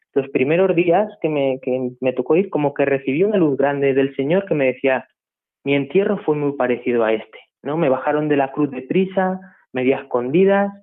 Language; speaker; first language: Spanish; native; Spanish